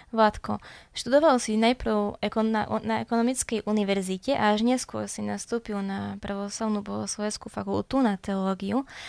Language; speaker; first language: Slovak; native; Slovak